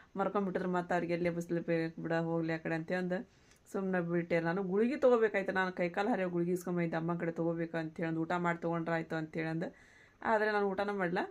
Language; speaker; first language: Kannada; non-native, local second language; Urdu